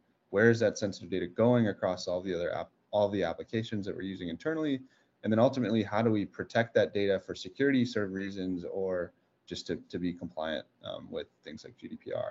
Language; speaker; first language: English; native; English